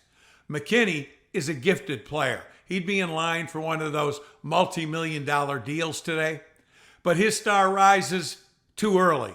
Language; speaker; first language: English; native; English